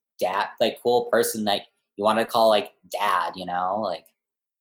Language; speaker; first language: English; native; English